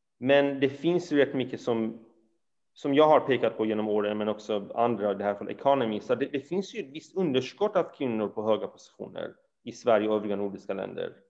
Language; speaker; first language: Swedish; early bilingual, other home language; Persian